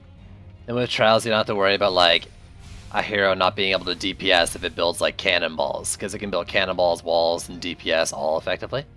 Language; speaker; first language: English; native; English